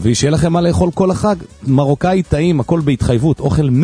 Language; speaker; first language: Hebrew; native; Hebrew